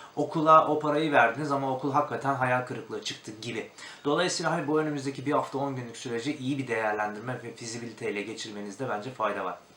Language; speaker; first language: Turkish; native; Turkish